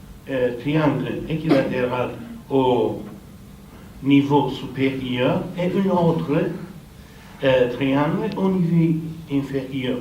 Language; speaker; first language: French; non-native, fluent; Romanian